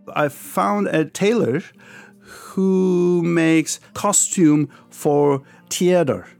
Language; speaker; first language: English; early bilingual, other home language; Turkish